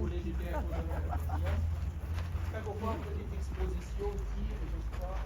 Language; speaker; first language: French; non-native, fluent; Arabic